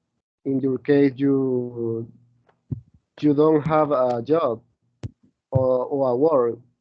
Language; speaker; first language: English; non-native, learner; Spanish